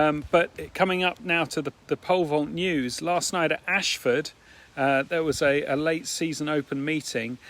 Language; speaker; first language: English; native; English